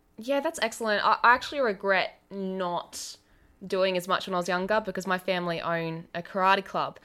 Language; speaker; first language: English; native; English